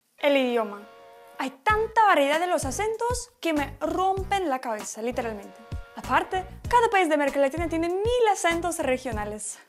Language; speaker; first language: Spanish; non-native, fluent; Russian